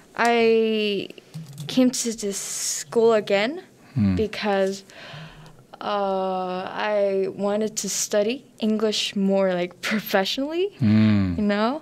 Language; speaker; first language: English; non-native, learner; Korean